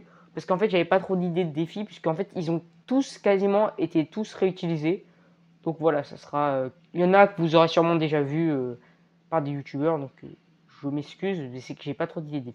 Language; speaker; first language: French; native; French